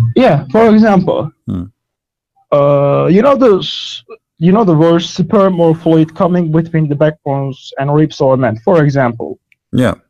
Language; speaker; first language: English; non-native, learner; Turkish